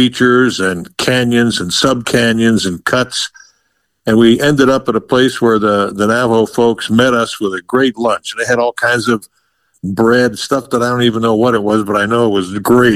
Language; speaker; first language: English; native; English